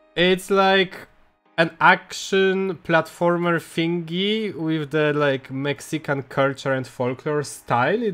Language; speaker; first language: English; non-native, fluent; Polish